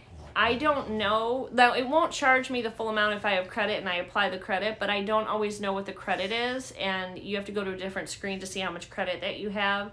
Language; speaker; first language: English; native; English